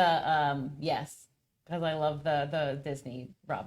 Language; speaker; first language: English; native; English